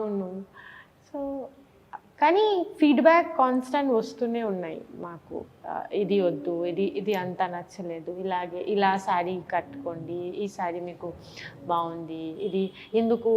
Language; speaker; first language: Telugu; non-native, learner; Bangla